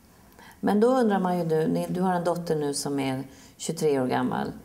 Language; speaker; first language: Swedish; native; Swedish